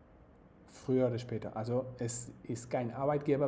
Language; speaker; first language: German; non-native, fluent; Spanish